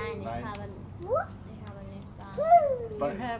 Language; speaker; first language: German; non-native, learner; English